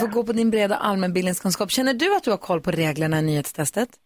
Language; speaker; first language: Swedish; native; Swedish